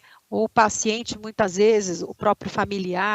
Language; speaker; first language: Portuguese; native; Portuguese